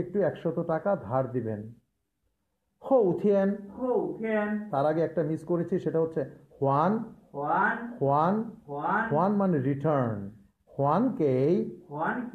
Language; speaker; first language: Bangla; native; Bangla